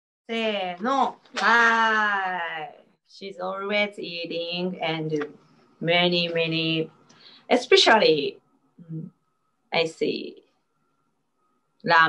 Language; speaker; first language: English; non-native, learner; Japanese